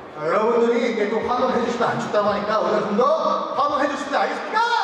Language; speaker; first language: Korean; native; Korean